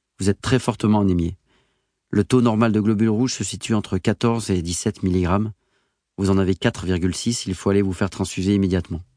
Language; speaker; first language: French; native; French